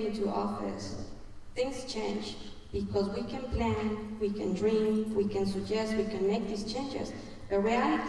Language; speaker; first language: English; non-native, fluent; Spanish